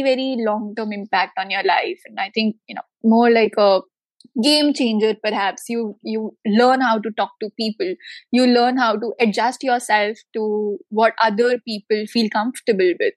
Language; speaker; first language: English; non-native, local second language; Hindi